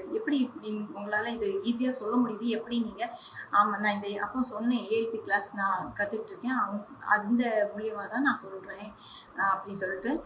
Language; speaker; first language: Tamil; non-native, local second language; Hindi